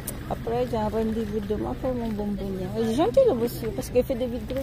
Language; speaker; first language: French; non-native, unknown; Filipino